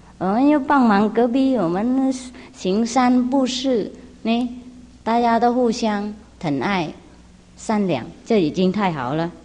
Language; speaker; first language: Chinese; non-native, fluent; Vietnamese